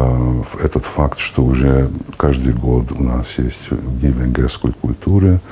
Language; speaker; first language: Russian; non-native, fluent; Hungarian